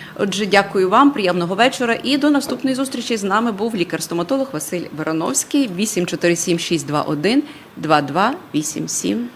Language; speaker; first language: Ukrainian; native; Ukrainian